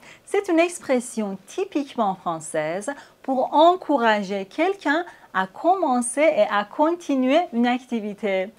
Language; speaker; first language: French; native; French